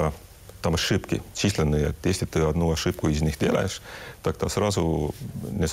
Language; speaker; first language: Russian; non-native, local second language; Estonian